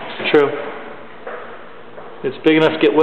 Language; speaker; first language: English; native; English